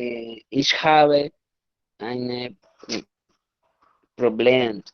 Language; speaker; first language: German; non-native, learner; Spanish